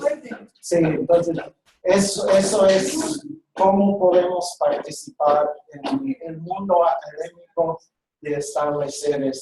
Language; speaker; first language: Spanish; non-native, fluent; English